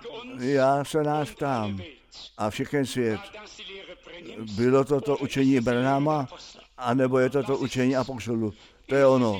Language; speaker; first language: Czech; non-native, fluent; German